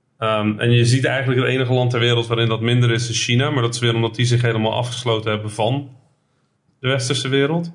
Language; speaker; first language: Dutch; early bilingual, other home language; Arabic